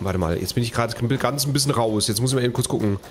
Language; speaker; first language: German; native; German